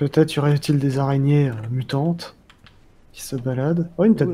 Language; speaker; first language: French; native; French